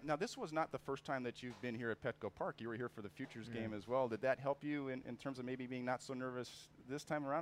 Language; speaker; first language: English; native; English